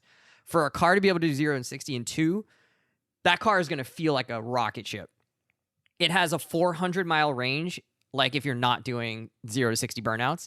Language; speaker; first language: English; native; English